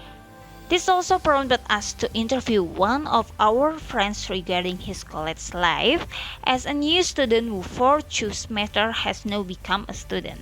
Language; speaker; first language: English; non-native, learner; Indonesian